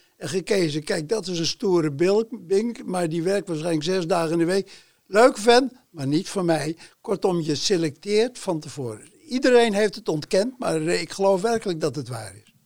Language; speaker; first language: Dutch; native; Dutch